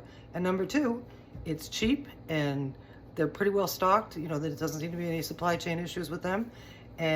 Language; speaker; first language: English; native; English